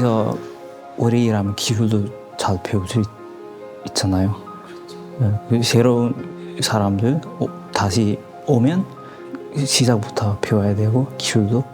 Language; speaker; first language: Korean; non-native, learner; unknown